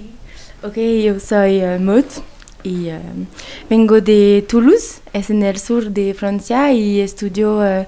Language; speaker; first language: Spanish; non-native, learner; French